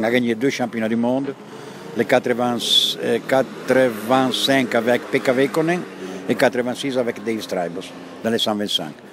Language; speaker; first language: French; non-native, fluent; Italian